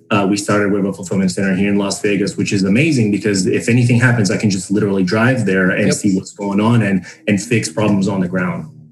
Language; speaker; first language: English; non-native, fluent; Portuguese